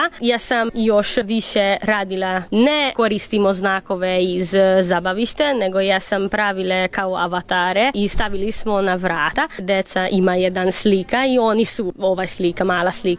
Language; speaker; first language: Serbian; non-native, local second language; Hungarian